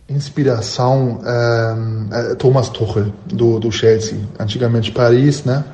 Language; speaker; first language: Portuguese; non-native, fluent; German